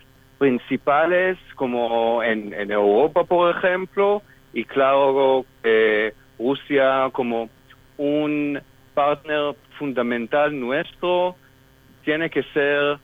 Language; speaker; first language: Spanish; non-native, fluent; Hebrew